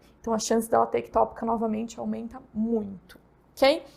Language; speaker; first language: Portuguese; native; Portuguese